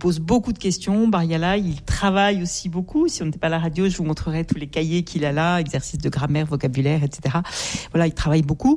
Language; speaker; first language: French; native; French